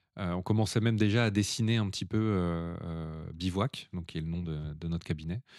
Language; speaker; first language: French; native; French